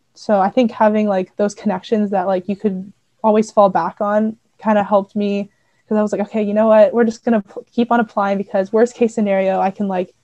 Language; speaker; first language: English; native; English